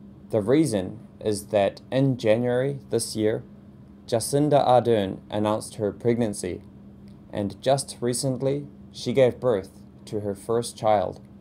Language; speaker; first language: English; native; English